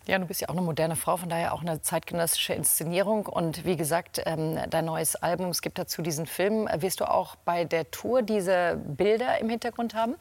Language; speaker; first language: German; native; German